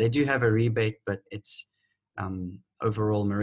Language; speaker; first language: English; native; English